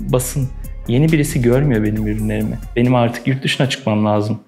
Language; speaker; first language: Turkish; early bilingual, heritage; Turkish